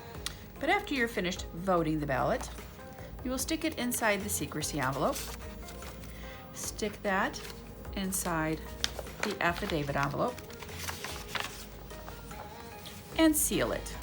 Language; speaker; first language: English; native; English